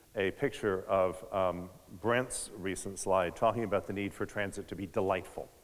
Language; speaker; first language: English; native; English